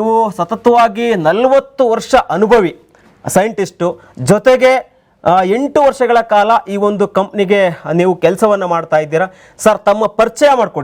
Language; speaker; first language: Kannada; native; Kannada